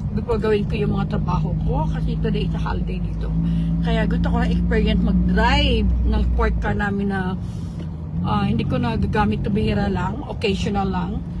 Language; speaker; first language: Filipino; native; Filipino